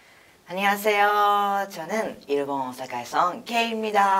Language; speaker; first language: Korean; non-native, learner; Japanese